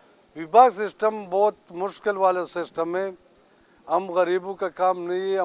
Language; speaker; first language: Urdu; non-native, local second language; Pashto